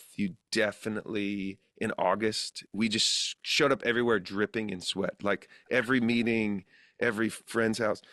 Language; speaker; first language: English; native; English